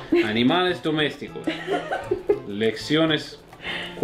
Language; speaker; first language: Spanish; non-native, learner; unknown